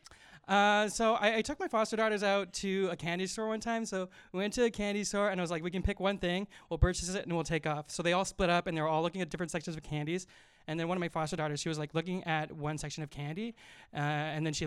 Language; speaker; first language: English; native; English